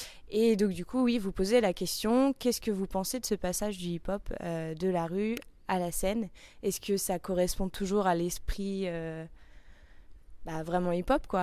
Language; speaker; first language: French; native; French